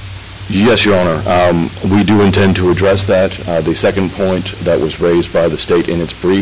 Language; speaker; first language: English; native; English